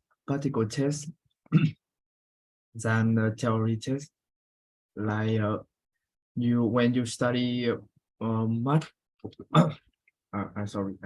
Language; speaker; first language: English; non-native, learner; Vietnamese